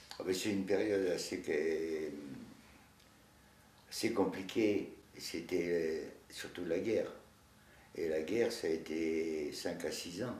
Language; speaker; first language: French; native; French